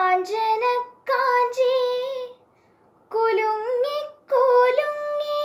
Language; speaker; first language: Malayalam; native; Malayalam